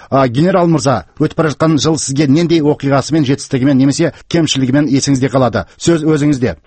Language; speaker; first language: Kazakh; native; Kazakh